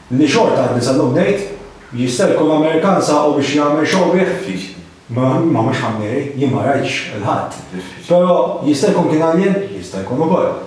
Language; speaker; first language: Maltese; native; Maltese